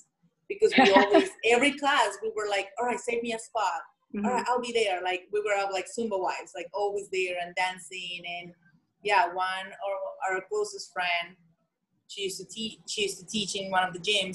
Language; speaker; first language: English; non-native, fluent; Spanish